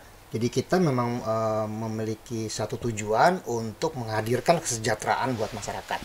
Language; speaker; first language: Indonesian; native; Indonesian